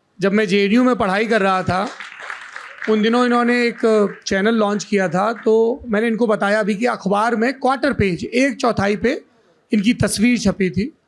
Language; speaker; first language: Hindi; native; Hindi